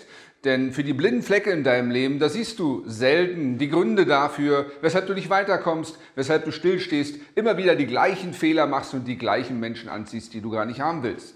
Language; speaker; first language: German; native; German